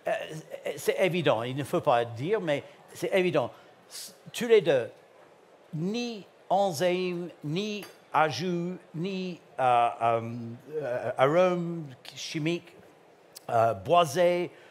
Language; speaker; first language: French; non-native, learner; English